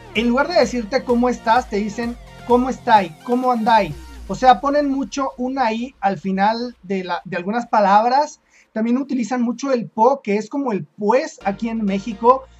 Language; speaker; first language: Spanish; native; Spanish